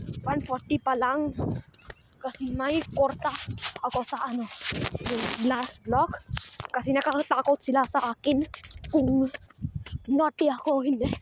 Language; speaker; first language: Filipino; non-native, learner; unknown